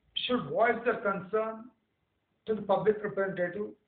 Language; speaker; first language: English; non-native, local second language; Telugu